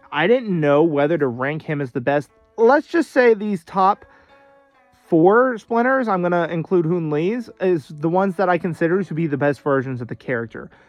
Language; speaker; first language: English; native; English